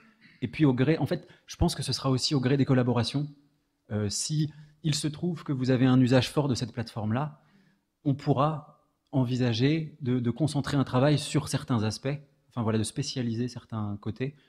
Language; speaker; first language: French; native; French